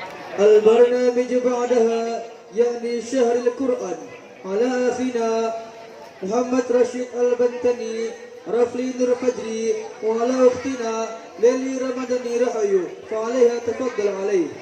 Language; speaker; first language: Arabic; non-native, learner; Indonesian